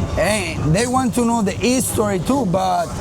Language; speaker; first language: English; non-native, learner; Spanish